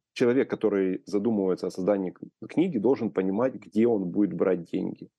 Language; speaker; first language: Russian; native; Russian